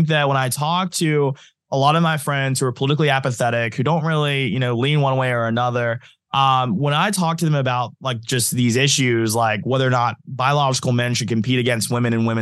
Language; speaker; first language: English; native; English